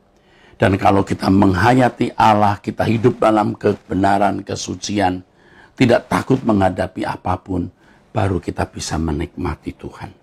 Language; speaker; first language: Indonesian; native; Indonesian